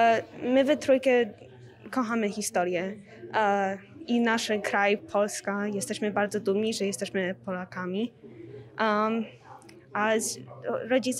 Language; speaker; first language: Polish; early bilingual, heritage; Polish